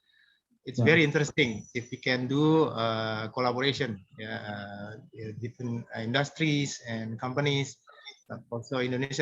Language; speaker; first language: English; non-native, fluent; Indonesian